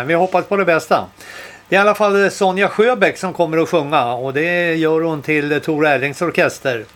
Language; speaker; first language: Swedish; native; Swedish